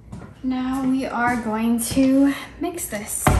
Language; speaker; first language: English; native; English